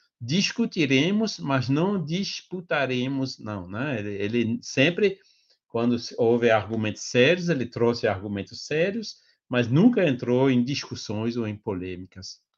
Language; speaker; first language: Portuguese; non-native, fluent; French